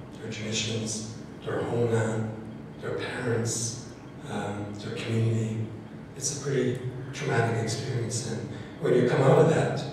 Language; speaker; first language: English; non-native, fluent; Cree